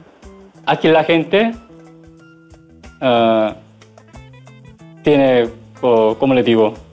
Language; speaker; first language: Spanish; non-native, learner; Korean